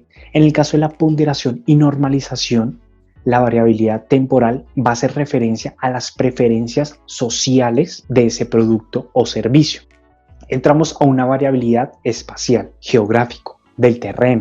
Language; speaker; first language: Spanish; native; Spanish